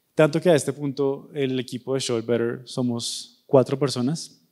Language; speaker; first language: Spanish; native; Spanish